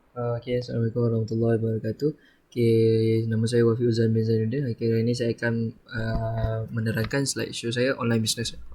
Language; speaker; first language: Malay; native; Malay